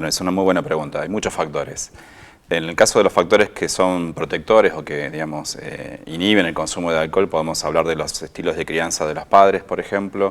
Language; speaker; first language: Spanish; native; Spanish